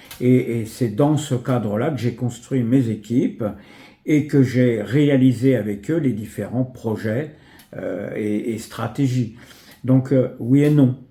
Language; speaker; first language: French; native; French